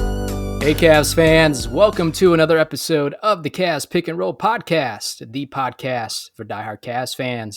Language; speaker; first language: English; native; English